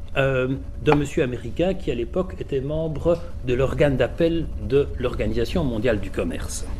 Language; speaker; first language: French; native; French